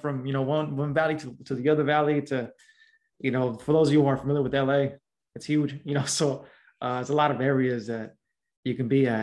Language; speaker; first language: English; native; English